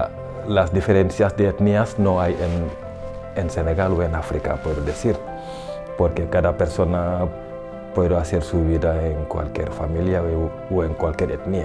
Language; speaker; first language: Spanish; non-native, fluent; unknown